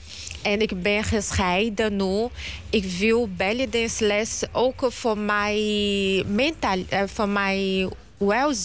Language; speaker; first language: Dutch; non-native, learner; Portuguese